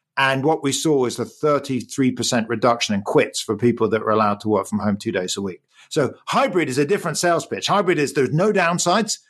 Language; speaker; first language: English; native; English